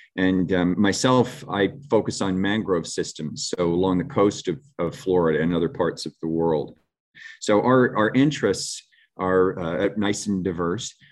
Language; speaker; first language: English; native; English